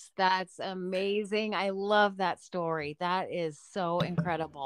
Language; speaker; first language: English; native; English